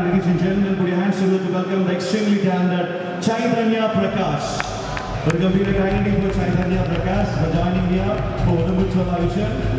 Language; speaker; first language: English; non-native, local second language; Malayalam